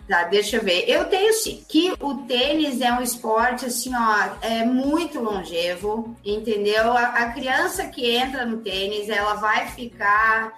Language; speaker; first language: Portuguese; native; Portuguese